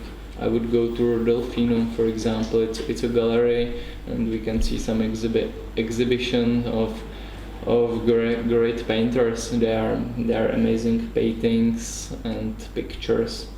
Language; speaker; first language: English; non-native, learner; Czech